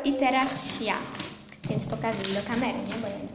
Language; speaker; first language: Polish; early bilingual, heritage; Polish